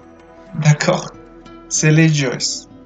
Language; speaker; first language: French; non-native, fluent; Spanish